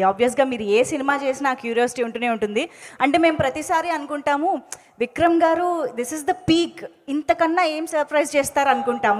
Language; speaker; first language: Telugu; native; Telugu